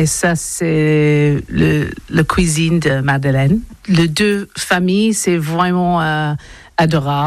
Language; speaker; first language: French; non-native, learner; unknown